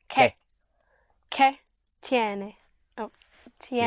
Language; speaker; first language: Spanish; non-native, learner; English